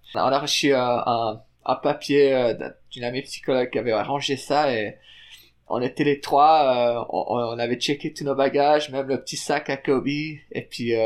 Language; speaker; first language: French; native; French